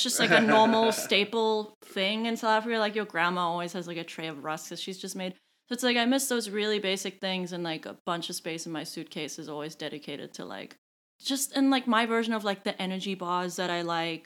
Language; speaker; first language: English; native; English